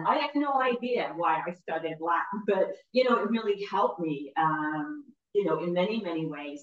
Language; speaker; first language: English; native; English